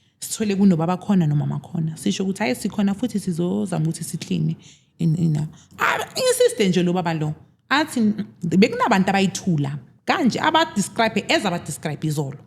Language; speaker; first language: Zulu; native; Zulu